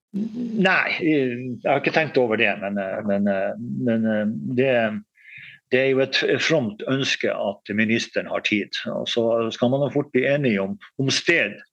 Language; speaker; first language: Norwegian; native; Norwegian